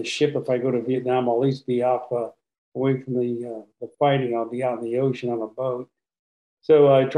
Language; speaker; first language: English; native; English